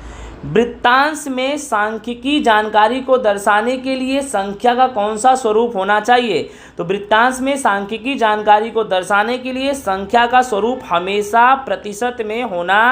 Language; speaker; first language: Hindi; non-native, local second language; Gujarati